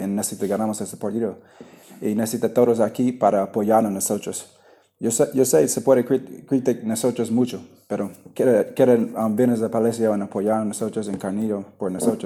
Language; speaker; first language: Spanish; non-native, learner; English